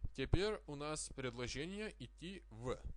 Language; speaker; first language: Russian; non-native, fluent; Lithuanian